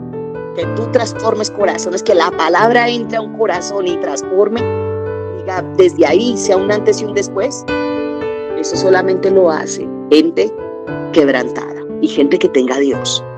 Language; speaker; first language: Spanish; native; Spanish